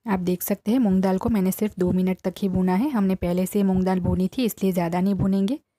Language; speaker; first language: Hindi; non-native, local second language; Gujarati